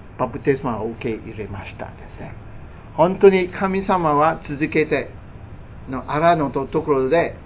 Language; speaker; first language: Japanese; non-native, fluent; English